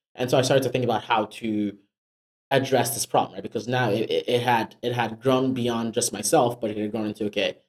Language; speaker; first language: English; non-native, local second language; Yoruba